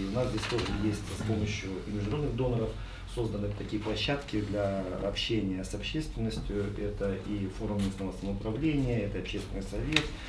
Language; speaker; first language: Russian; native; Russian